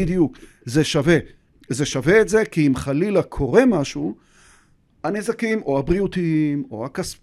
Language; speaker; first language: Hebrew; native; Hebrew